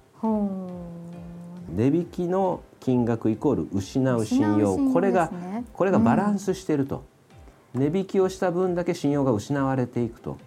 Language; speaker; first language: Japanese; native; Japanese